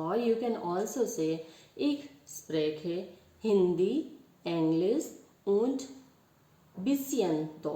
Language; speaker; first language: German; non-native, learner; Hindi